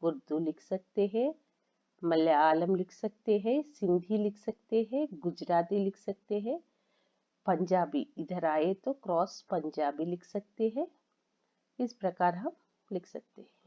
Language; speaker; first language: Hindi; non-native, local second language; Telugu